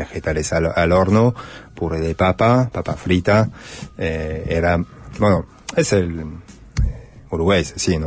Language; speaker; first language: Spanish; non-native, fluent; French